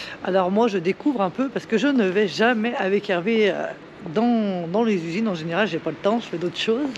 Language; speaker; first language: French; native; French